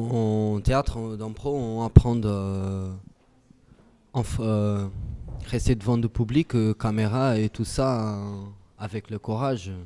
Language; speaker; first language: French; non-native, learner; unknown